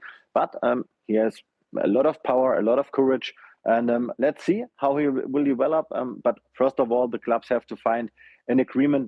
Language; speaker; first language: English; non-native, fluent; German